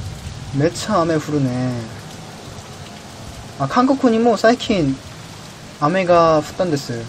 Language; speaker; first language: Japanese; non-native, learner; Korean